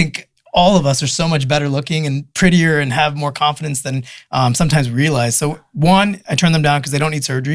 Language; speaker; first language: English; native; English